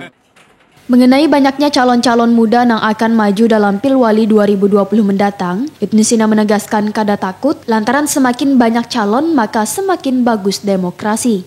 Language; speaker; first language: Indonesian; native; Indonesian